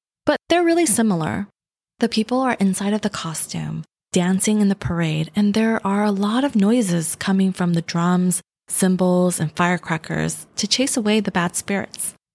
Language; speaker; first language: English; early bilingual, other home language; Chinese